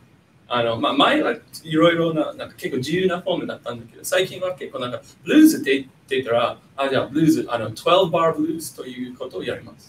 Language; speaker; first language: Japanese; non-native, fluent; English